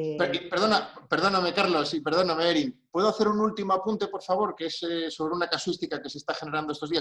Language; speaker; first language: Spanish; native; Spanish